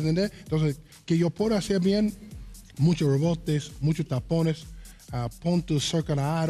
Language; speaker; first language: Spanish; non-native, learner; English